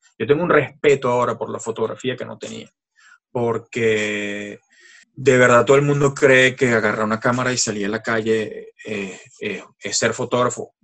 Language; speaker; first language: Spanish; native; Spanish